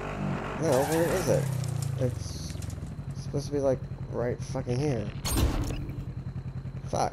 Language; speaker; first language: English; native; English